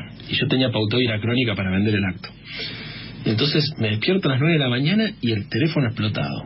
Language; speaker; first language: Spanish; native; Spanish